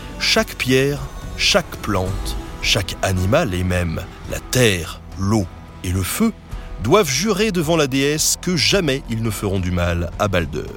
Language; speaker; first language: French; native; French